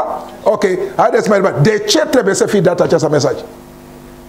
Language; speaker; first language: Romanian; non-native, learner; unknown